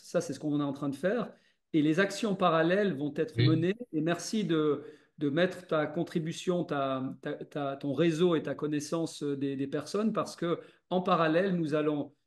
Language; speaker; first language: French; native; French